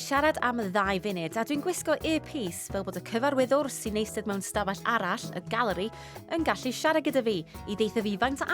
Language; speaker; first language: Welsh; native; Welsh